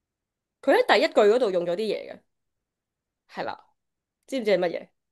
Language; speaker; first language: Cantonese; native; Cantonese